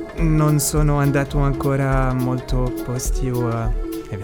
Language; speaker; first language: Italian; non-native, learner; Arabic